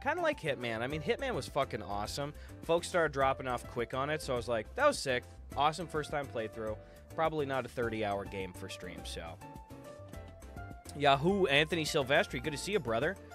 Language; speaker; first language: English; native; English